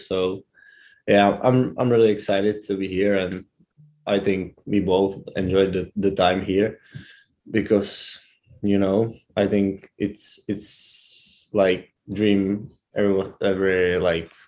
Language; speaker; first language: English; non-native, fluent; Czech